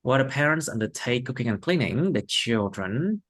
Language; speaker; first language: English; non-native, fluent; Vietnamese